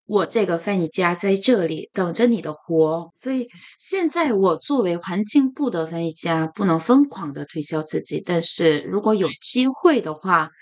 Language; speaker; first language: Chinese; non-native, fluent; Korean